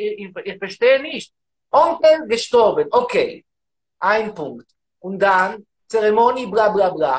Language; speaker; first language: German; non-native, learner; Hebrew